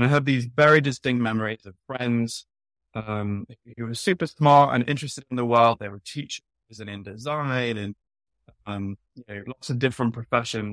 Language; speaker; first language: English; native; English